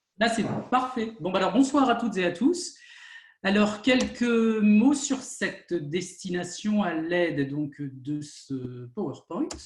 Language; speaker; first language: French; native; French